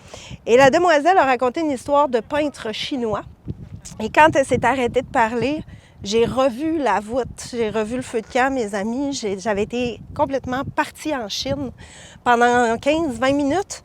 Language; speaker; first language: French; native; French